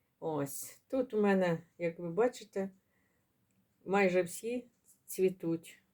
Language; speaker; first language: Ukrainian; non-native, local second language; Russian